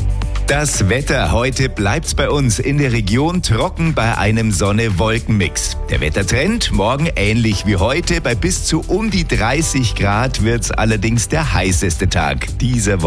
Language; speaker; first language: German; native; German